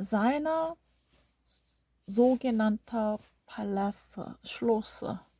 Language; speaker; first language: German; non-native, learner; Korean